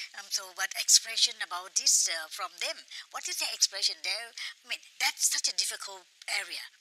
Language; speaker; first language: English; non-native, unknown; Thai